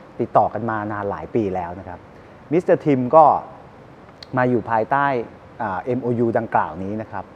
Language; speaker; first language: Thai; native; Thai